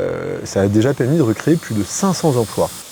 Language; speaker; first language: French; native; French